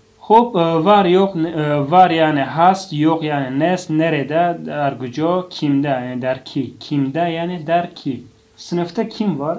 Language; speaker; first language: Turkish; non-native, fluent; Tajik